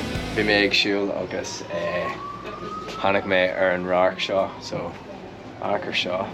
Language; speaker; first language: Irish; non-native, local second language; English